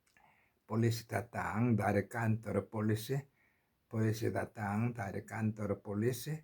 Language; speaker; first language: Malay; non-native, learner; Korean